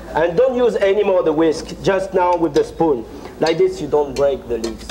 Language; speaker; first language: English; non-native, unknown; French